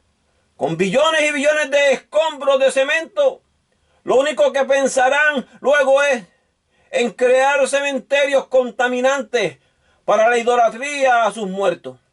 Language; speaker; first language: Spanish; native; Spanish